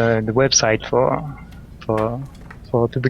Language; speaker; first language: English; non-native, learner; French